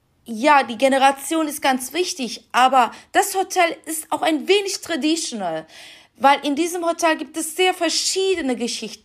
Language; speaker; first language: German; non-native, fluent; Turkish